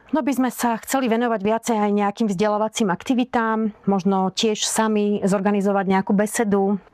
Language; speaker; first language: Slovak; native; Slovak